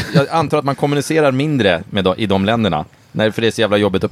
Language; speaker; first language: Swedish; native; Swedish